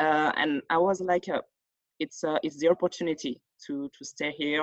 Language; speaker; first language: English; non-native, fluent; French